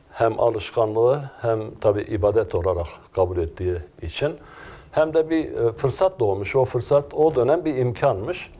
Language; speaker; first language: Turkish; non-native, local second language; Kurdish